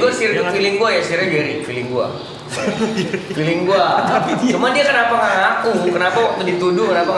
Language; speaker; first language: Indonesian; native; Indonesian